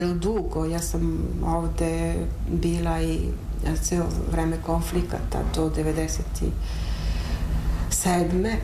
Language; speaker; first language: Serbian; non-native, fluent; Italian